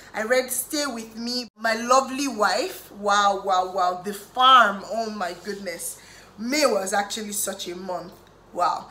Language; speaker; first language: English; native; English